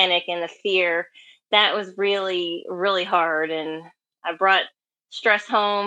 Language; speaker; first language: English; native; English